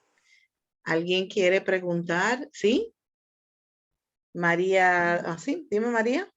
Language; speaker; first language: Spanish; native; Spanish